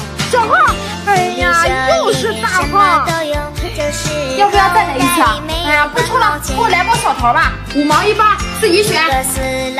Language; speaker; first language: Chinese; native; Chinese